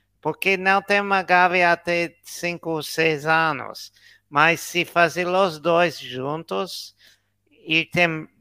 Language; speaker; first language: Portuguese; non-native, learner; English